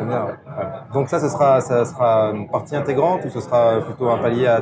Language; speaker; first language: French; native; French